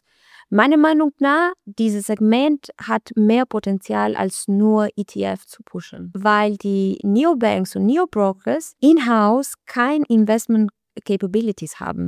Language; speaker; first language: German; non-native, learner; Albanian